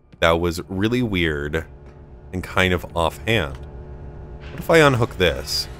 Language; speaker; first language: English; native; English